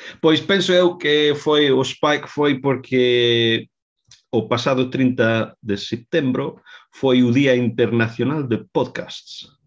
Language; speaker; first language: Galician; non-native, local second language; Spanish